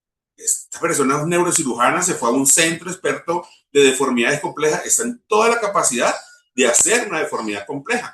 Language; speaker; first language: Spanish; native; Spanish